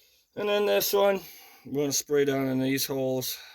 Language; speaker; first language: English; native; English